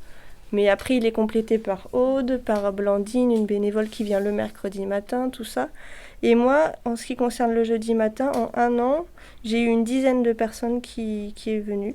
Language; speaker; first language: French; native; French